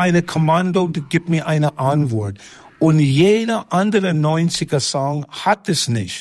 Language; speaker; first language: German; non-native, learner; English